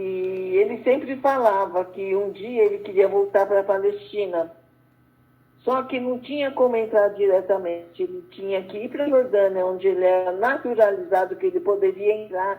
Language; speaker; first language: Portuguese; early bilingual, other home language; Arabic